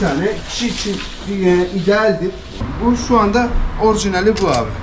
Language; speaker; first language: Turkish; native; Turkish